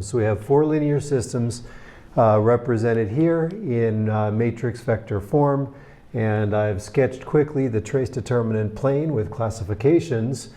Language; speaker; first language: English; native; English